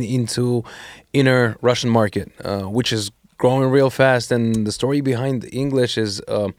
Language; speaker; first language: English; non-native, fluent; Russian